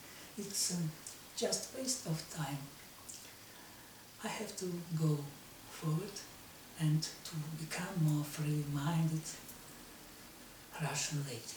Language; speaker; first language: English; non-native, learner; Russian